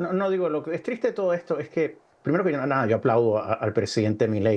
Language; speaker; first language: Spanish; native; Spanish